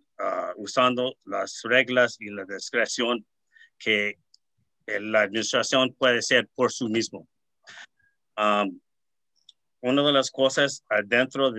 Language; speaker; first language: Spanish; early bilingual, heritage; Spanish